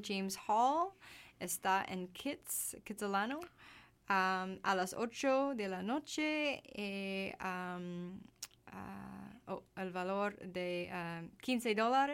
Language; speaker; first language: Spanish; non-native, learner; English